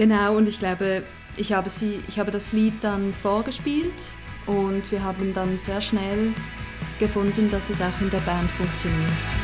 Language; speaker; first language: German; non-native, local second language; English